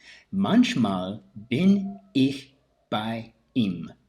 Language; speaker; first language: German; early bilingual, heritage; English